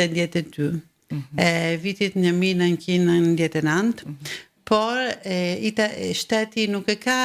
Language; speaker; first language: Albanian; early bilingual, heritage; Albanian